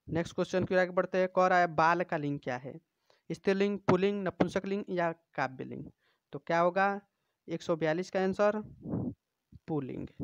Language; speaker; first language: Hindi; native; Hindi